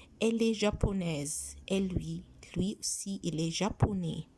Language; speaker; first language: French; non-native, fluent; Arabic